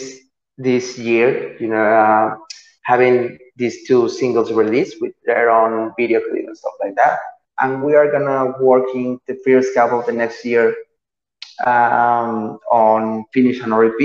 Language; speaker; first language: English; non-native, learner; Spanish